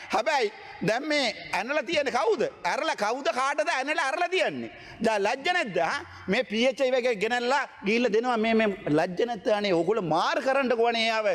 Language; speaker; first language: Sinhala; non-native, local second language; Tamil